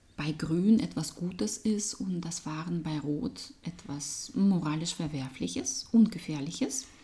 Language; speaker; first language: German; non-native, fluent; Russian